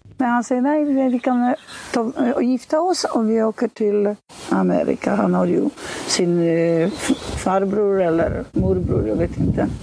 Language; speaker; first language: Swedish; non-native, fluent; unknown